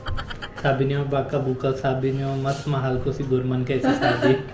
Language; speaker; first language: Filipino; non-native, learner; Hindi